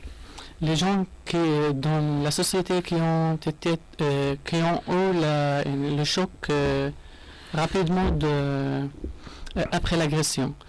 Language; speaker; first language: French; non-native, learner; Arabic